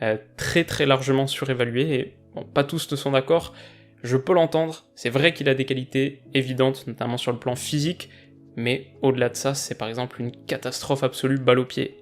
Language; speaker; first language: French; native; French